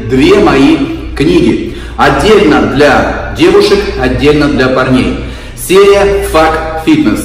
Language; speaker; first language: Russian; native; Russian